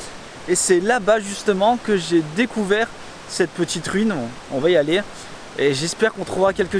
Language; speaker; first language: French; native; French